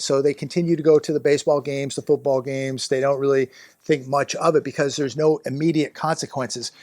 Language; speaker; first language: English; native; English